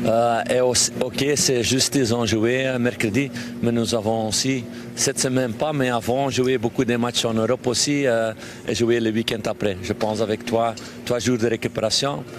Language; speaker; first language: French; non-native, local second language; Dutch